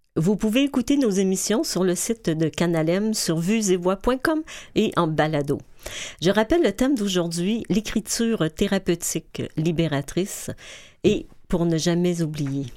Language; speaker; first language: French; native; French